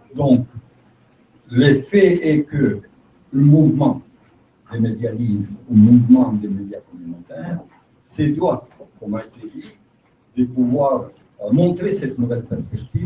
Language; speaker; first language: French; native; French